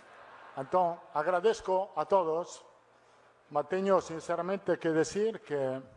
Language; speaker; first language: Portuguese; non-native, fluent; Italian